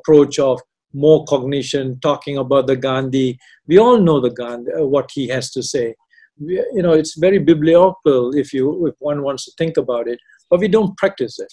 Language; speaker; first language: English; non-native, local second language; Tamil